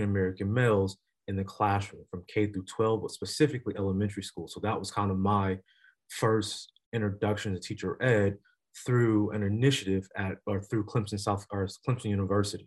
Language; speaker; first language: English; native; English